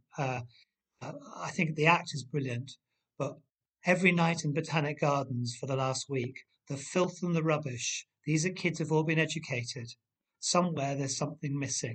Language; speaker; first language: English; native; English